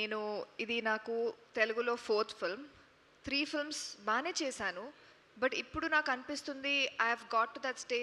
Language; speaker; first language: Telugu; non-native, local second language; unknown